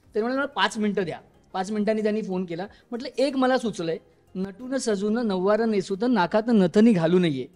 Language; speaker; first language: Marathi; native; Marathi